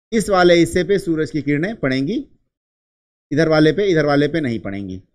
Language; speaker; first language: Hindi; native; Hindi